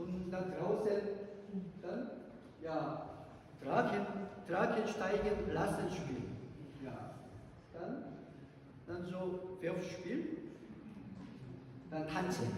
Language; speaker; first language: German; non-native, learner; Korean